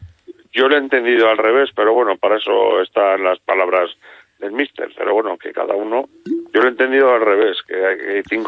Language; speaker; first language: Spanish; native; Spanish